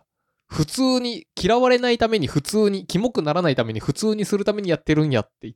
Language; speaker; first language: Japanese; native; Japanese